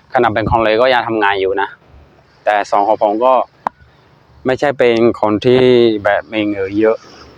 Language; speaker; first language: Thai; non-native, fluent; Burmese